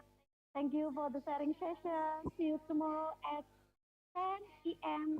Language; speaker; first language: English; non-native, fluent; Indonesian